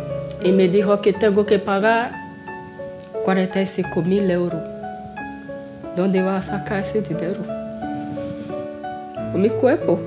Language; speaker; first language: Spanish; non-native, learner; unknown